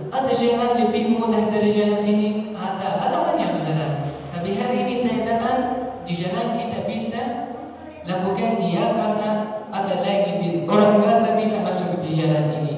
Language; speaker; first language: Indonesian; non-native, learner; Arabic